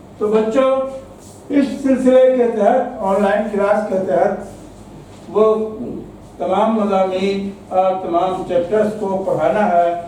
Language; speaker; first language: Urdu; native; Urdu